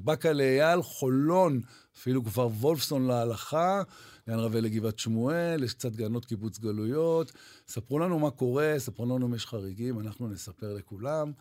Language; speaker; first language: Hebrew; native; Hebrew